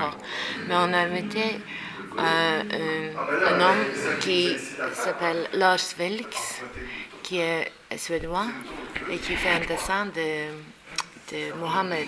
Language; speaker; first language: French; non-native, learner; Norwegian